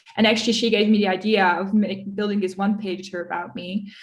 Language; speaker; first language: English; early bilingual, other home language; Dutch